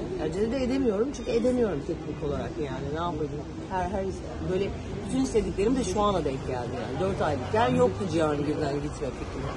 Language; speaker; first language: Turkish; native; Turkish